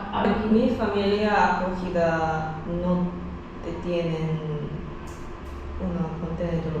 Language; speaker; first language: Spanish; non-native, learner; Korean